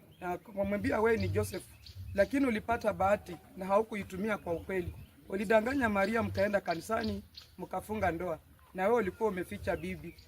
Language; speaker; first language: Swahili; non-native, local second language; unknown